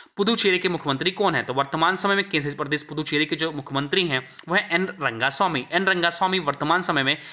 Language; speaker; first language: Hindi; native; Hindi